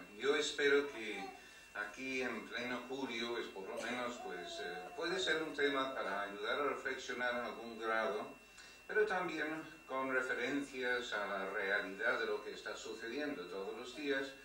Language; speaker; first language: Spanish; non-native, fluent; English